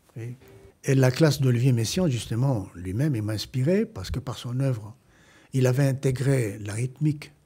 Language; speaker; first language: French; non-native, fluent; Greek